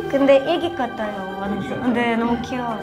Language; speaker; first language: Korean; non-native, fluent; Ukrainian